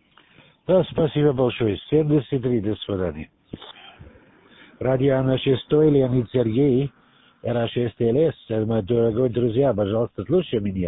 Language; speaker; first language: Russian; non-native, learner; German